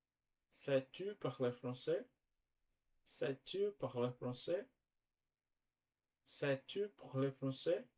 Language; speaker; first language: French; non-native, learner; Portuguese